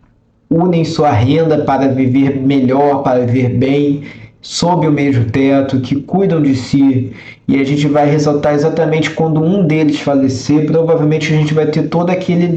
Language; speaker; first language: Portuguese; native; Portuguese